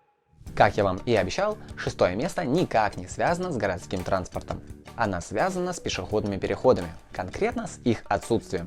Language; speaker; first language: Russian; native; Russian